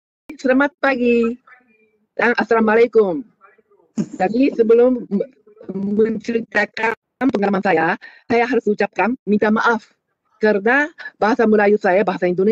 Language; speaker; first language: Indonesian; non-native, fluent; Japanese